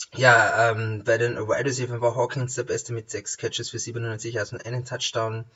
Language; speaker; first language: German; native; German